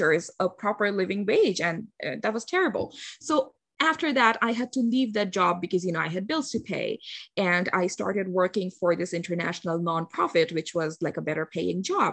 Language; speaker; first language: English; non-native, local second language; Bangla